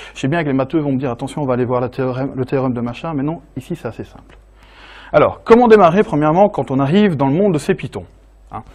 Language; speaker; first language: French; native; French